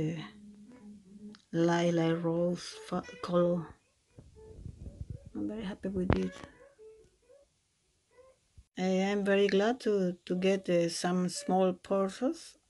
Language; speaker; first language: English; non-native, learner; Spanish